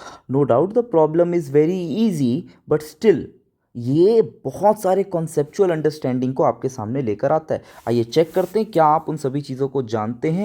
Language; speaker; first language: Hindi; native; Hindi